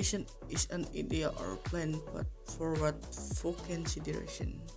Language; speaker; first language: English; non-native, learner; Indonesian